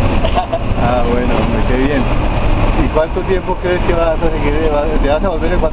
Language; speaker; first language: Spanish; native; Spanish